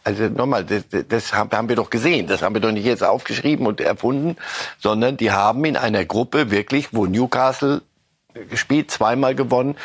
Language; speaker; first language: German; native; German